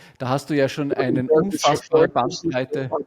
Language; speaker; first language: German; native; German